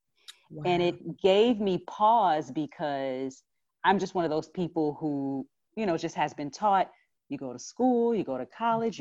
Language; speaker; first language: English; native; English